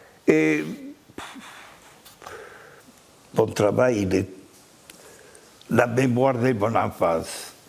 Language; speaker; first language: French; non-native, fluent; Spanish